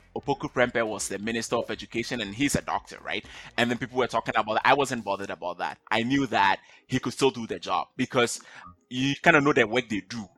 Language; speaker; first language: English; non-native, local second language; Akan